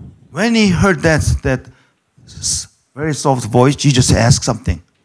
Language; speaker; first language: English; non-native, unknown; Korean